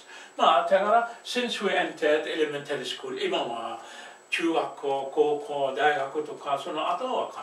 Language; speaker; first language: Japanese; non-native, fluent; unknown